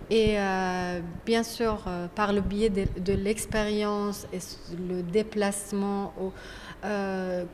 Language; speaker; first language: French; non-native, fluent; Persian